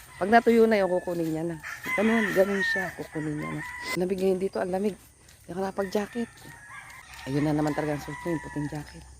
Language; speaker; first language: Filipino; non-native, local second language; Pampanga